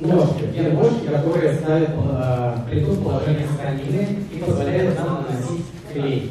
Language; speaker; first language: Russian; native; Russian